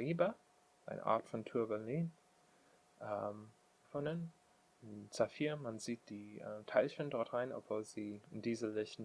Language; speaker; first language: German; non-native, learner; English